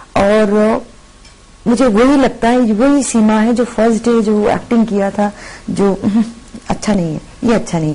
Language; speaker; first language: Hindi; non-native, local second language; Bangla